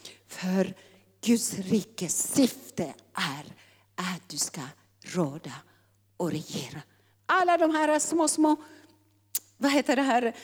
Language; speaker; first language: Swedish; non-native, fluent; Tigrinya